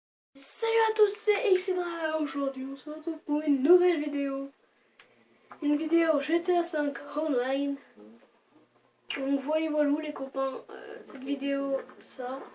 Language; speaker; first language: French; native; French